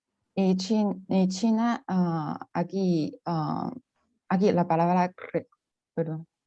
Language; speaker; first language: Spanish; non-native, fluent; Chinese